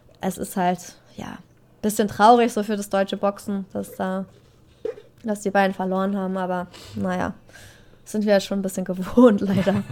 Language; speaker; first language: German; native; German